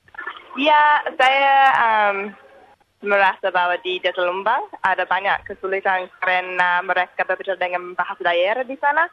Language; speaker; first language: Indonesian; non-native, learner; English